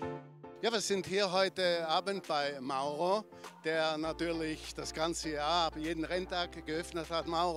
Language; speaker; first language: German; native; German